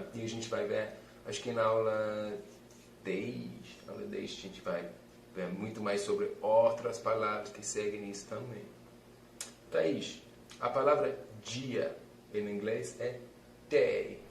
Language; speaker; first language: Portuguese; non-native, fluent; English